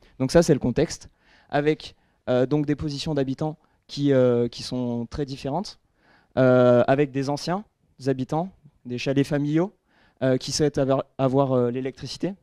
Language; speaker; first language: French; native; French